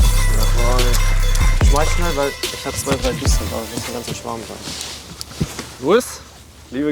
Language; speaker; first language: German; native; German